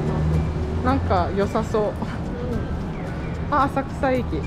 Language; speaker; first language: Japanese; non-native, fluent; Portuguese